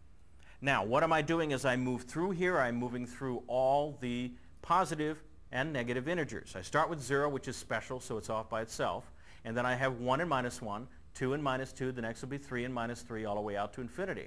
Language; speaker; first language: English; native; English